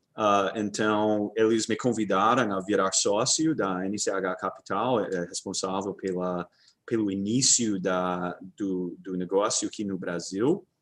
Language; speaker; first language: Portuguese; non-native, fluent; English